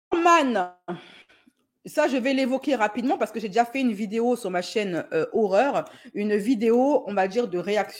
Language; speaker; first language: French; native; French